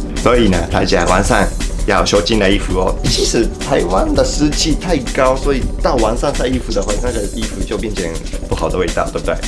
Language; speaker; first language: Chinese; non-native, fluent; Japanese